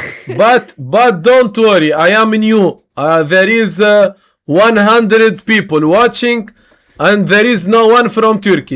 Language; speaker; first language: English; non-native, learner; Arabic